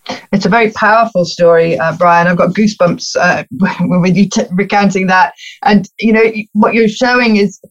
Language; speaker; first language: English; native; English